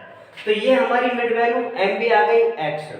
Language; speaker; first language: Hindi; native; Hindi